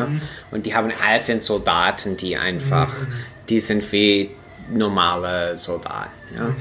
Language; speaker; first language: German; non-native, fluent; English